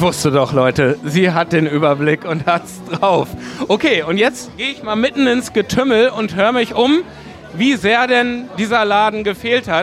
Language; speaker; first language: German; native; German